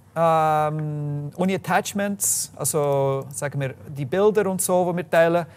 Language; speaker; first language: German; non-native, fluent; English